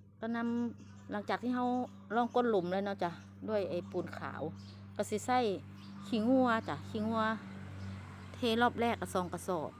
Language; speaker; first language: Thai; non-native, local second language; Lao